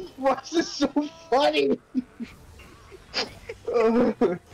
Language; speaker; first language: English; native; English